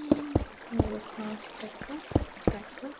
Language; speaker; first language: Bulgarian; native; Bulgarian